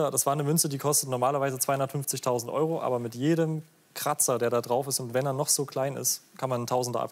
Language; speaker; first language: German; native; German